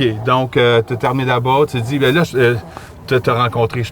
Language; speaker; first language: French; native; French